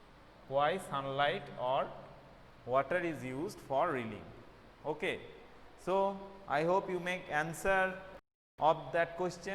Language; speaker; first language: English; non-native, local second language; Bangla